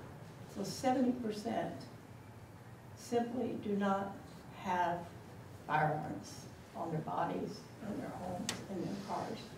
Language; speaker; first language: English; native; English